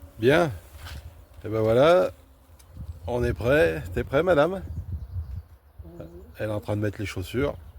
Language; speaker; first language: French; native; French